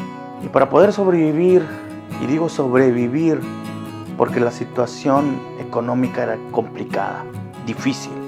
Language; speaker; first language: Spanish; native; Spanish